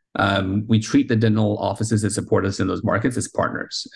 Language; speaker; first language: English; early bilingual, heritage; Spanish